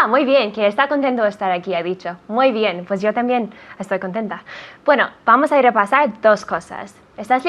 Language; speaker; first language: Spanish; non-native, fluent; English